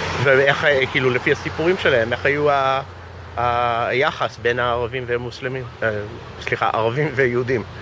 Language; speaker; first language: Hebrew; non-native, fluent; English